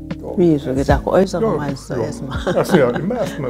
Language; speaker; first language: German; non-native, fluent; Korean